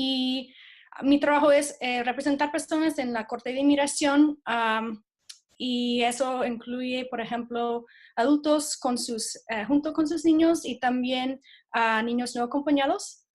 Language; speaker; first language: Spanish; non-native, fluent; English